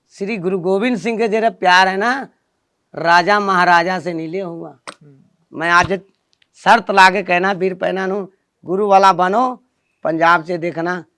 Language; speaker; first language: Punjabi; non-native, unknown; Nepali